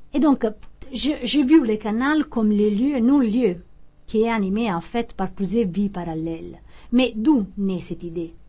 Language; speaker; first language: French; non-native, fluent; Italian